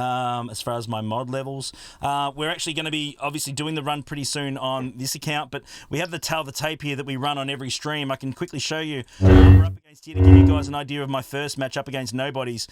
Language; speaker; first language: English; native; English